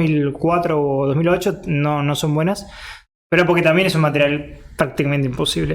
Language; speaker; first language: Spanish; native; Spanish